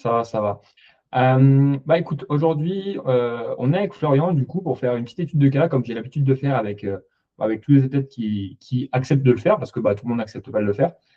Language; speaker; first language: French; native; French